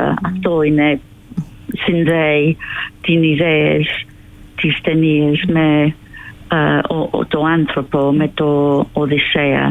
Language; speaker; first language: Greek; non-native, fluent; English